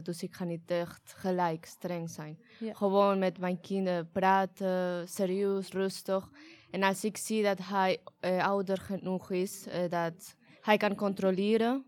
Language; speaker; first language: Dutch; non-native, learner; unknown